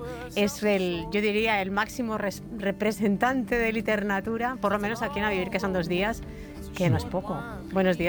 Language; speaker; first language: Spanish; native; Spanish